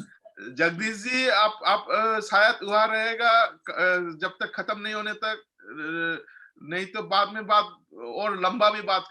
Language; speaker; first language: Hindi; non-native, local second language; Manipuri